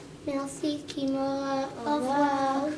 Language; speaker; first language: French; non-native, learner; English